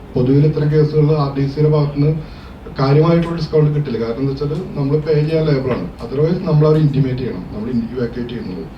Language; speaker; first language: Malayalam; native; Malayalam